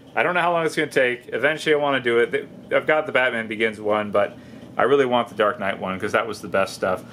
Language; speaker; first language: English; native; English